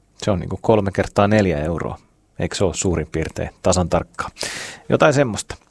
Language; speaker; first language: Finnish; native; Finnish